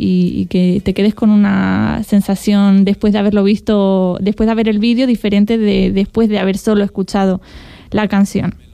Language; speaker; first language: Spanish; native; Spanish